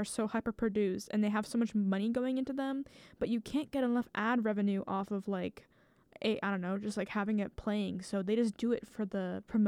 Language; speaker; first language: English; native; English